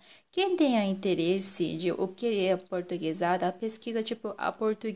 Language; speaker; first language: Portuguese; non-native, local second language; Japanese